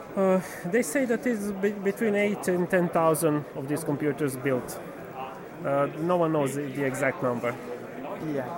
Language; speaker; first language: English; non-native, fluent; Serbian